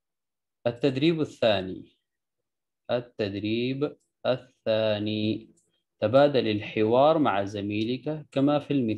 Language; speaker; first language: Arabic; non-native, fluent; Urdu